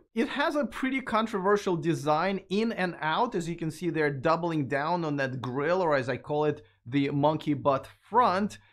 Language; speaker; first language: English; non-native, fluent; Russian